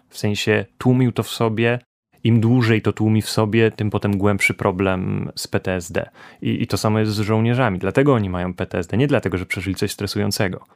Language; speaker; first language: Polish; native; Polish